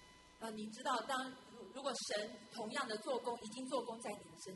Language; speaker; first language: Chinese; native; Chinese